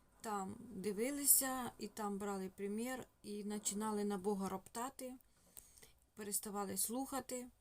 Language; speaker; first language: Ukrainian; non-native, local second language; Russian